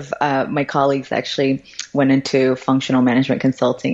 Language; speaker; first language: English; early bilingual, other home language; Cantonese